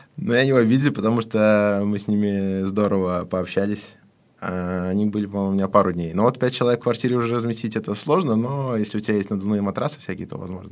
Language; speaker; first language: Russian; native; Russian